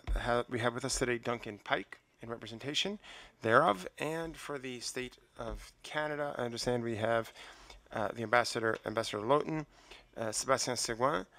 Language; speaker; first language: English; native; English